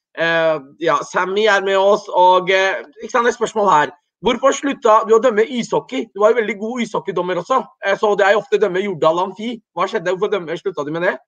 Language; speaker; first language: Norwegian; early bilingual, other home language; Urdu